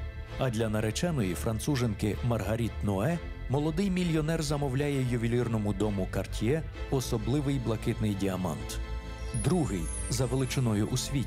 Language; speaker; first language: Ukrainian; native; Ukrainian